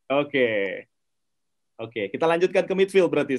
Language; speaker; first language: Indonesian; native; Indonesian